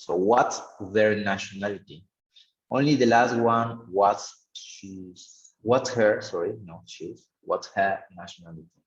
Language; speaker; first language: English; non-native, fluent; Spanish